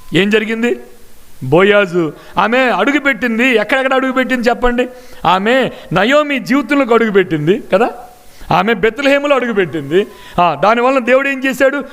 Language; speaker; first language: Telugu; non-native, local second language; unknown